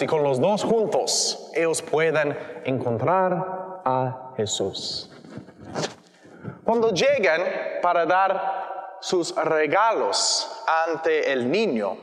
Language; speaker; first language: Spanish; non-native, learner; English